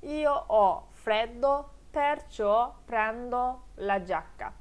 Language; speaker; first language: Italian; non-native, fluent; Turkish